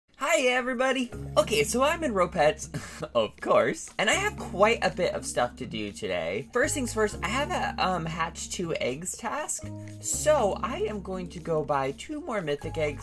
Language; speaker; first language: English; native; English